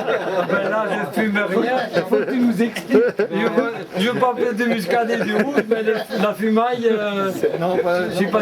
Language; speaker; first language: French; native; French